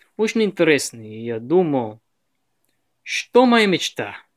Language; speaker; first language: Russian; non-native, learner; English